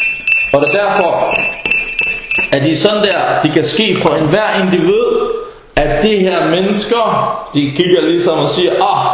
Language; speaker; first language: Danish; early bilingual, other home language; Arabic